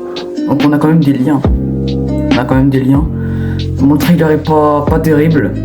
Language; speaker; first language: French; native; French